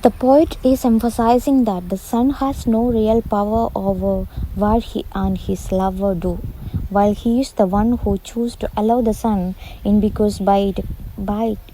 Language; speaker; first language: English; non-native, local second language; Malayalam